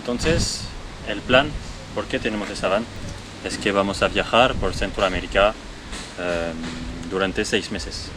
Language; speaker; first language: Spanish; non-native, learner; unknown